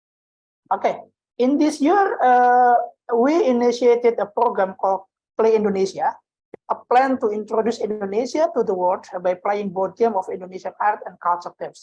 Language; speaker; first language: English; non-native, learner; Indonesian